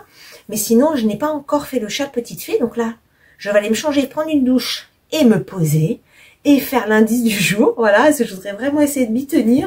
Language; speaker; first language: French; native; French